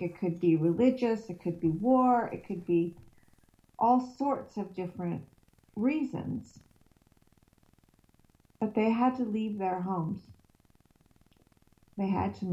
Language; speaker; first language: English; native; English